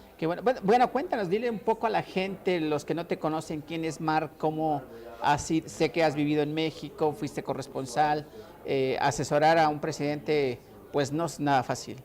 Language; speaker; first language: Spanish; native; Spanish